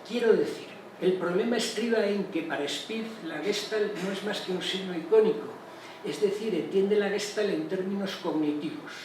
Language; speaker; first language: Spanish; native; Spanish